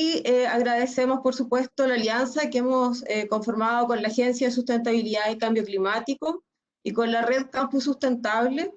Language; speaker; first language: Spanish; native; Spanish